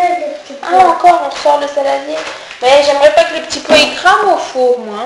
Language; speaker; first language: French; native; French